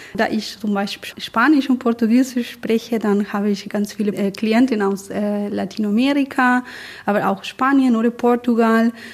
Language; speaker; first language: German; non-native, fluent; Spanish